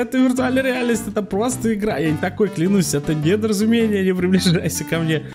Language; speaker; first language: Russian; native; Russian